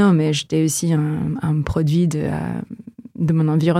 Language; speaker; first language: French; non-native, fluent; Filipino